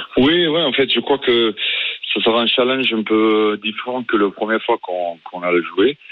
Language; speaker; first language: French; non-native, fluent; Afrikaans